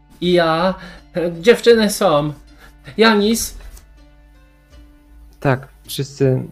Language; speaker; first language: Polish; native; Polish